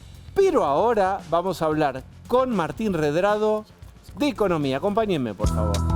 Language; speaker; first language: Spanish; native; Spanish